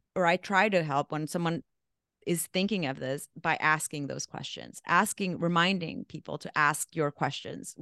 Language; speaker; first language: English; non-native, fluent; Spanish